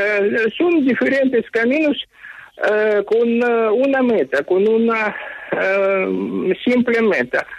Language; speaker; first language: Spanish; non-native, fluent; Ukrainian